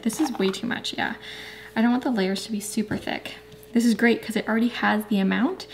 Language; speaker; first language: English; native; English